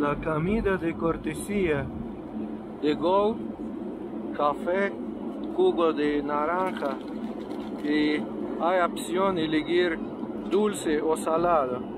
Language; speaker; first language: Spanish; non-native, fluent; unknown